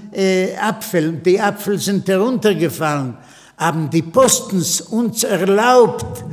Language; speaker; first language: German; non-native, fluent; Yiddish